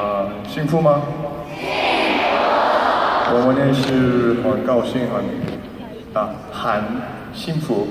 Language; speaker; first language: Chinese; non-native, learner; Korean